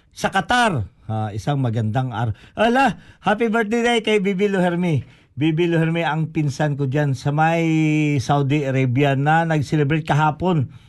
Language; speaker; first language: Filipino; non-native, local second language; Hiligaynon